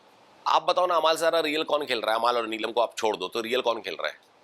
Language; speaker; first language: Hindi; native; Hindi